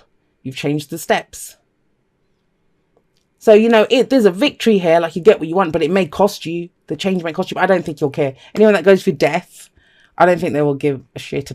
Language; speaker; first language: English; native; English